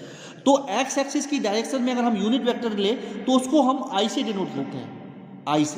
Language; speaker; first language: Hindi; native; Hindi